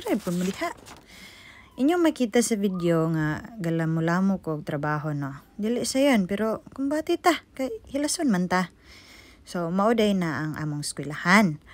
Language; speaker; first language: Cebuano; native; Cebuano